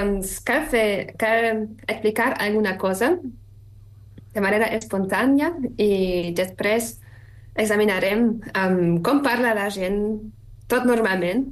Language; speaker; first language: Catalan; non-native, fluent; German